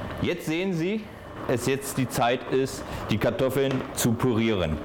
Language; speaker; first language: German; native; German